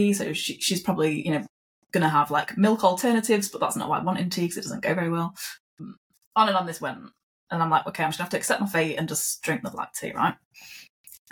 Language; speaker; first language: English; native; English